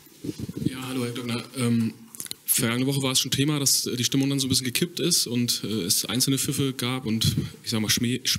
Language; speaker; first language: German; native; German